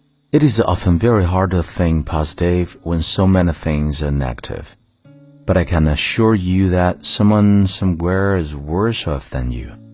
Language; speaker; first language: English; non-native, fluent; Chinese